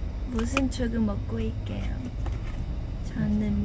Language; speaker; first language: Korean; non-native, fluent; Chinese